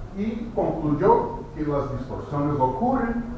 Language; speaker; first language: Spanish; non-native, fluent; Portuguese